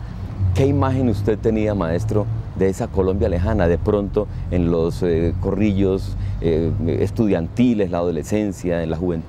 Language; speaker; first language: Spanish; native; Spanish